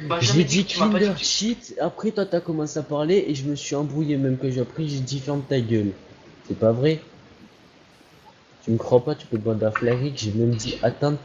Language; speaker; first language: French; native; French